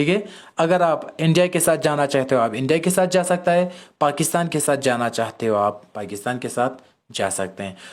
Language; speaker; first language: Hindi; non-native, local second language; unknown